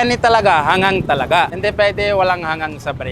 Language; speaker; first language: Filipino; non-native, learner; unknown